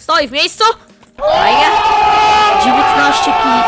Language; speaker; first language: Polish; native; Polish